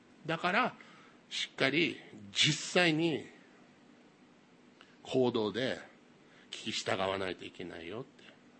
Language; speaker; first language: Japanese; non-native, fluent; English